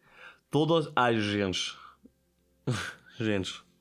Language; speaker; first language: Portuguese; non-native, learner; German